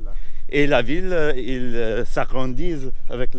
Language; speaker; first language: French; non-native, fluent; English